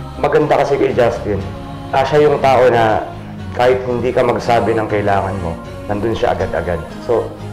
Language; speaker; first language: Filipino; non-native, local second language; Tausug